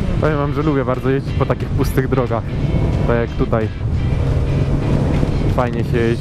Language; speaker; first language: Polish; native; Polish